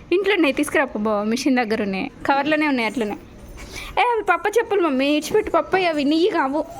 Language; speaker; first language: Telugu; native; Telugu